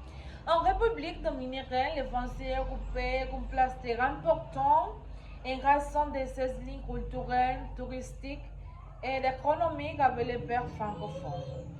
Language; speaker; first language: French; non-native, learner; Spanish